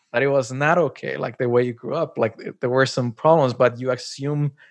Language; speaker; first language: English; non-native, fluent; Spanish